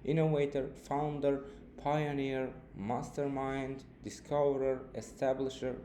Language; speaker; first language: English; non-native, fluent; Uzbek